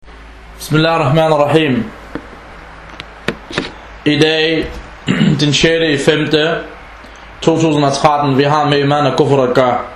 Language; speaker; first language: Danish; early bilingual, other home language; Arabic